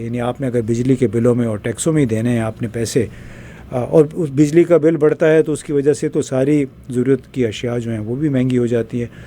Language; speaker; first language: Urdu; native; Urdu